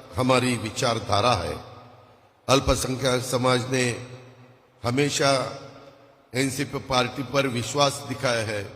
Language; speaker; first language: Hindi; non-native, local second language; Marathi